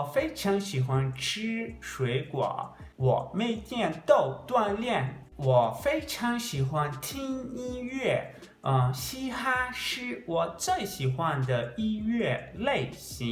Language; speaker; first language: Chinese; non-native, learner; Portuguese